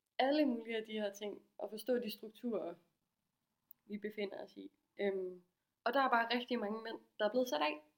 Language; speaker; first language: Danish; native; Danish